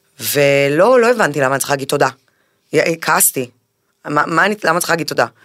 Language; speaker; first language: Hebrew; early bilingual, other home language; Spanish